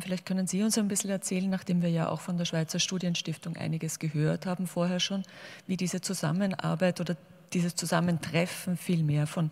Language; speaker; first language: German; native; German